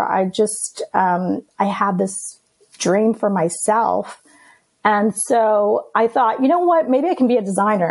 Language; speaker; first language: English; early bilingual, other home language; Greek